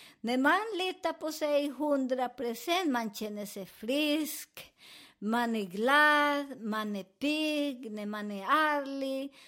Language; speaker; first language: Swedish; non-native, fluent; Spanish